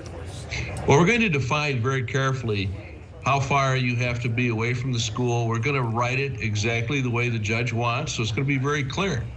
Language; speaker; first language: English; native; English